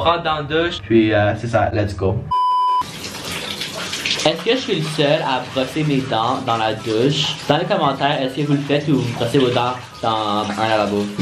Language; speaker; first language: French; native; French